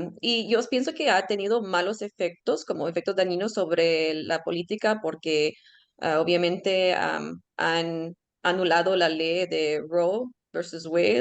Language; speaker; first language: Spanish; early bilingual, heritage; Spanish